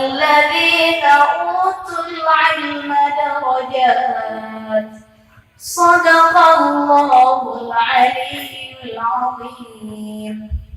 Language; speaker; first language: Arabic; non-native, learner; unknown